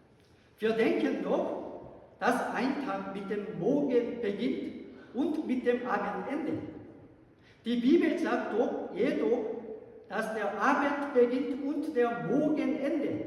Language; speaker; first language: German; non-native, learner; Korean